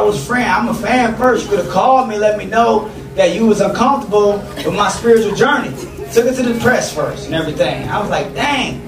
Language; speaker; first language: English; native; English